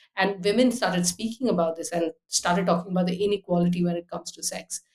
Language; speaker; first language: English; non-native, fluent; Hindi